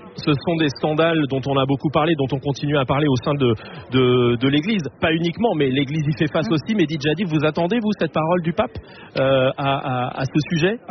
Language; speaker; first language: French; native; French